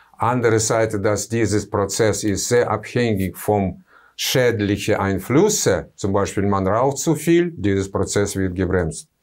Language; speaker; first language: German; non-native, fluent; Russian